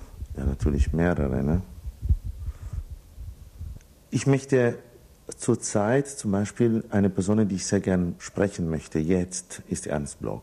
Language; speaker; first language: German; non-native, fluent; Italian